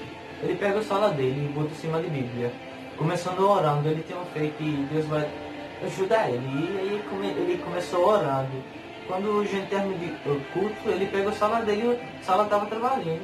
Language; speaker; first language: Portuguese; non-native, learner; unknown